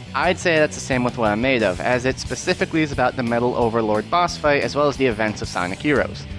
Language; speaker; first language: English; native; English